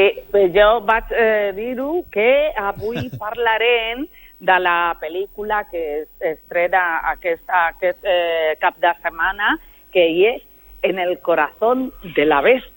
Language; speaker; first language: Catalan; non-native, local second language; Spanish